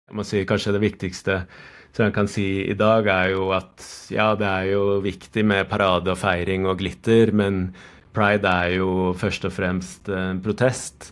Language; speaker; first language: Norwegian; non-native, fluent; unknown